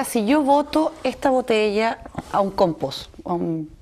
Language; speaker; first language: Spanish; native; Spanish